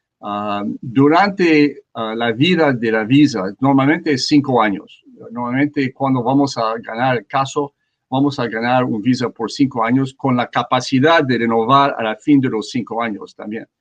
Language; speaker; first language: Spanish; non-native, learner; French